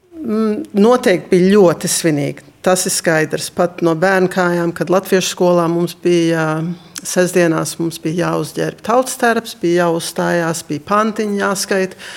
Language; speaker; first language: Latvian; early bilingual, heritage; Latvian